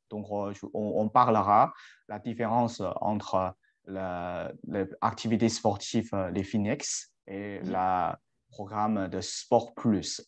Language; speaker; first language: French; non-native, fluent; Chinese